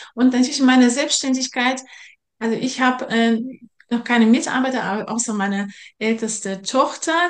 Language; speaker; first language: German; non-native, fluent; Russian